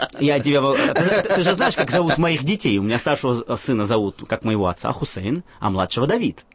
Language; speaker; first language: Russian; early bilingual, other home language; Arabic